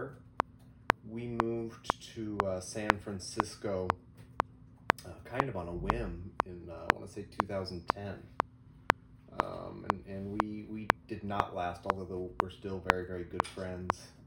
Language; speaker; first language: English; native; English